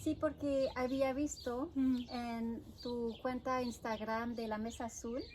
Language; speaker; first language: Spanish; non-native, fluent; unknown